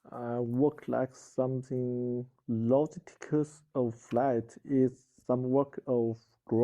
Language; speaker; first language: English; non-native, learner; Chinese